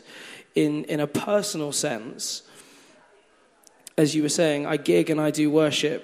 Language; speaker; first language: English; native; English